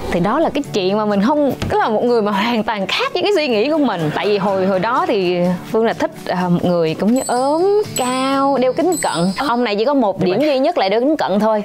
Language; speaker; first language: Vietnamese; native; Vietnamese